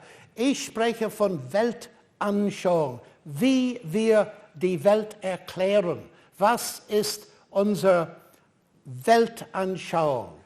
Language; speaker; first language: German; non-native, fluent; English